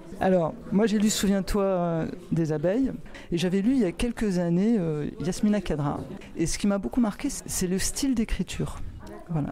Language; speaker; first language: French; native; French